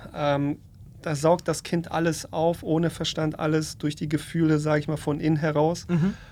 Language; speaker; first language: German; early bilingual, other home language; Polish